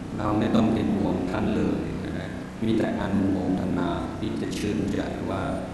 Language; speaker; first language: Thai; non-native, fluent; English